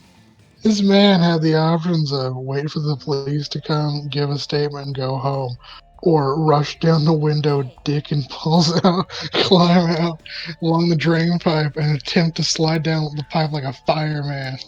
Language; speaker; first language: English; native; English